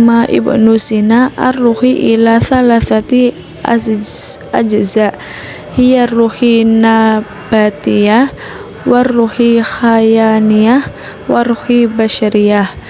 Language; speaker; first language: Arabic; non-native, learner; Indonesian